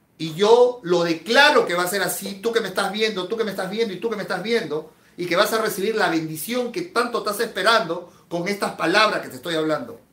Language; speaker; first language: Spanish; native; Spanish